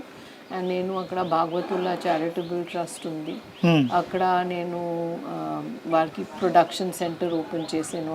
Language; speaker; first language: Telugu; non-native, fluent; Hindi